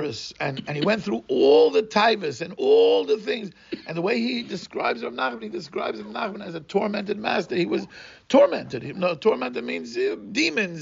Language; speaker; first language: English; non-native, fluent; Portuguese